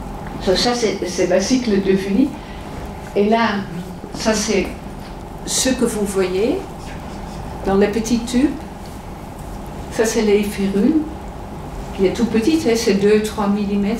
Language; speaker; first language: French; non-native, fluent; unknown